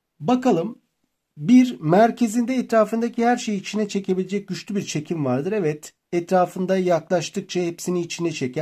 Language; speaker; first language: Turkish; native; Turkish